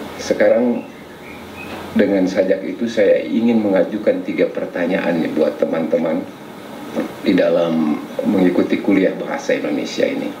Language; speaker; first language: Indonesian; non-native, local second language; Sundanese